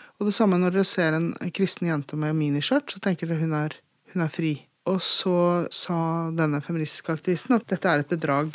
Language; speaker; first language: Norwegian; native; Norwegian